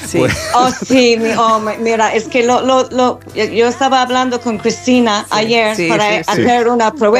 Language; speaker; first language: Spanish; non-native, learner; English